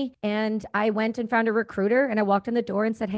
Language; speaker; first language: English; native; English